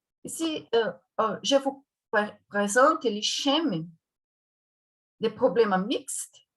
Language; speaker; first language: French; non-native, fluent; Portuguese